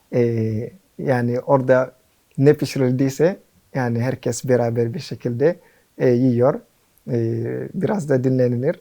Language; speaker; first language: Turkish; non-native, fluent; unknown